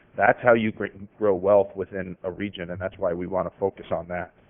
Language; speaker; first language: English; native; English